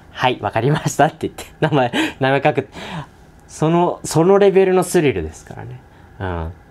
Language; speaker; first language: Japanese; native; Japanese